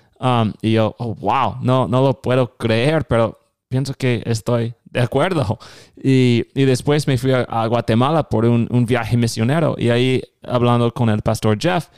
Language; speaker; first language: Spanish; non-native, fluent; English